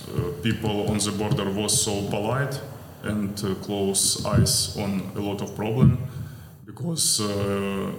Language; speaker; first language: English; non-native, learner; Ukrainian